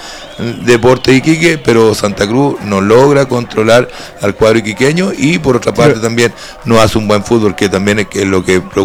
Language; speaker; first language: Spanish; native; Spanish